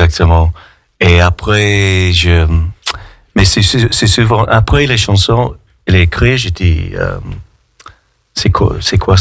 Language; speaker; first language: French; non-native, fluent; English